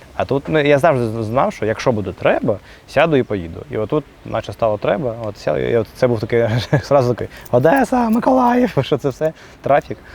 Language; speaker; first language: Ukrainian; native; Ukrainian